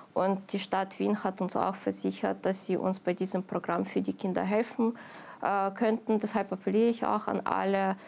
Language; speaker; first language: German; non-native, fluent; Ukrainian